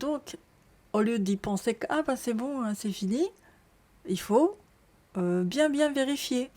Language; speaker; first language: French; non-native, learner; Japanese